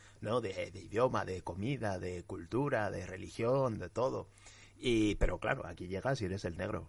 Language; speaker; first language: Spanish; early bilingual, other home language; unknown